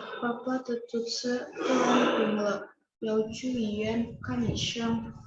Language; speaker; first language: Chinese; non-native, learner; Indonesian